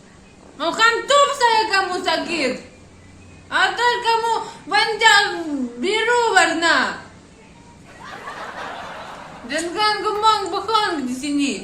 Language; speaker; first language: Indonesian; non-native, learner; Russian